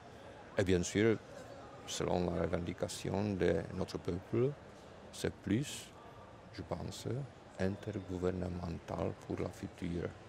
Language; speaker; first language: French; non-native, fluent; Czech